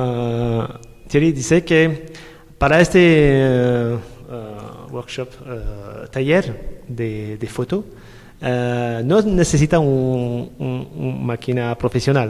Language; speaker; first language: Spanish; non-native, learner; French